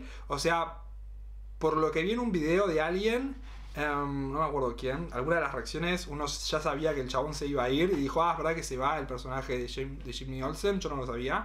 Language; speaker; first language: Spanish; native; Spanish